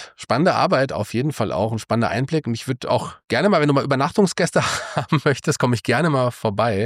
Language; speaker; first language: German; native; German